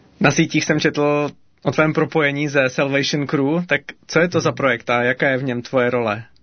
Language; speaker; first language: Czech; native; Czech